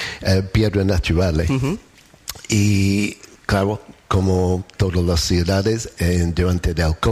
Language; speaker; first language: Spanish; non-native, learner; English